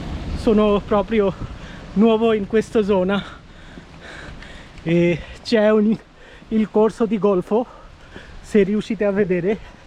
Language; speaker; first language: Italian; non-native, fluent; Bangla